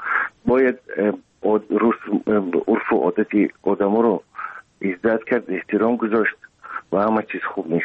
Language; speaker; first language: Persian; non-native, local second language; Russian